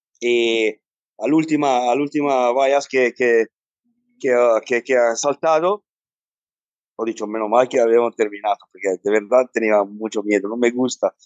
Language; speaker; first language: Spanish; non-native, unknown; Italian